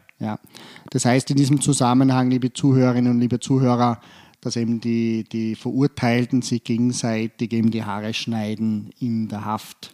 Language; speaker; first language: German; native; German